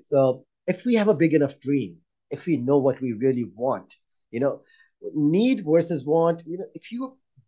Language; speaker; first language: English; non-native, local second language; Urdu